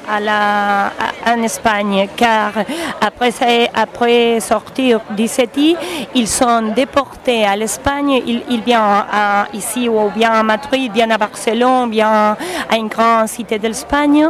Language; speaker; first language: French; non-native, learner; Spanish